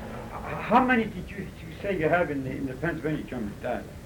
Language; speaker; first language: English; early bilingual, other home language; German